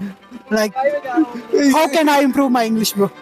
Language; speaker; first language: English; non-native, learner; Hindi